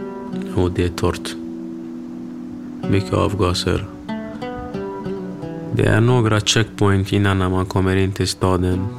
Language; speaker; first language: Swedish; early bilingual, other home language; Kurdish